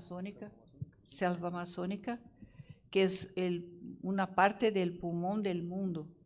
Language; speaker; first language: Spanish; non-native, learner; Portuguese